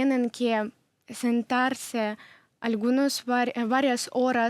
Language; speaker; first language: Spanish; non-native, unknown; Ukrainian